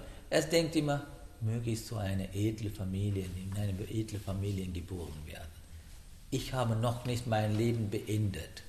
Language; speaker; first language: German; non-native, learner; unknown